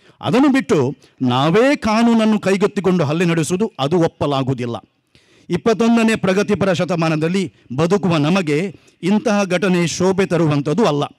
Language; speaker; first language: Kannada; non-native, local second language; Konkani